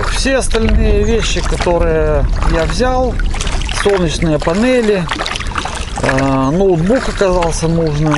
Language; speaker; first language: Russian; native; Russian